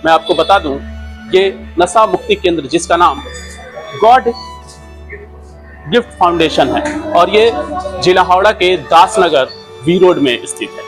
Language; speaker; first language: Hindi; native; Hindi